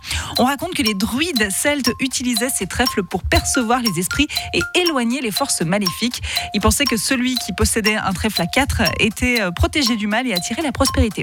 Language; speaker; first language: French; native; French